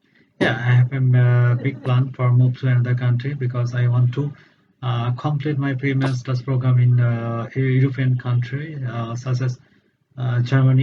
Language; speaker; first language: English; non-native, learner; Bangla